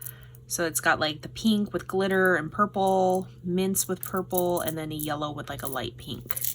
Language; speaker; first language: English; native; English